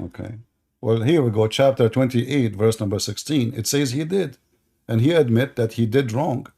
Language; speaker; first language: English; non-native, fluent; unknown